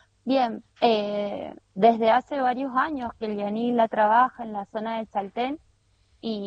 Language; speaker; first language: Spanish; native; Spanish